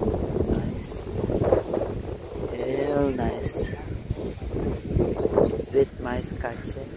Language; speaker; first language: English; non-native, learner; Filipino